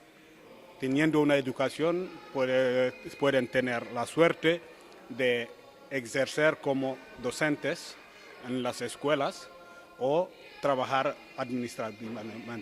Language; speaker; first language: Spanish; non-native, fluent; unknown